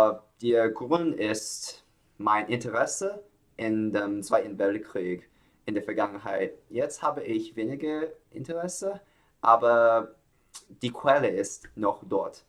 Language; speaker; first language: German; non-native, learner; Chinese